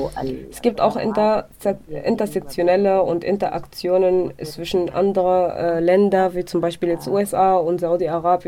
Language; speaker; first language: German; non-native, fluent; Arabic